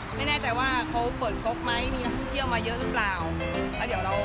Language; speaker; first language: Thai; native; Thai